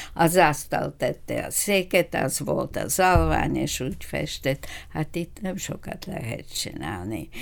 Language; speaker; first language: Hungarian; non-native, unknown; Bulgarian